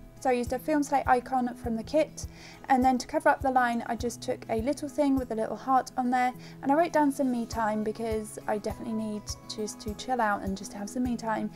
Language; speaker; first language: English; native; English